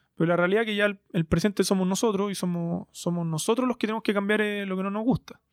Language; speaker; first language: Spanish; native; Spanish